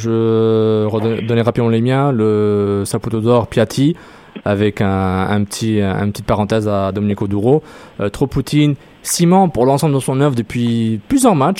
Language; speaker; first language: French; native; French